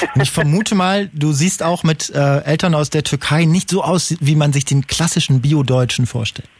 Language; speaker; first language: German; native; German